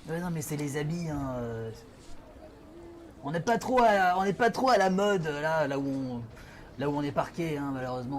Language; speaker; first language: French; native; French